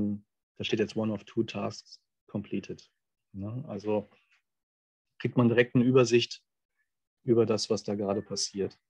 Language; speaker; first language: German; native; German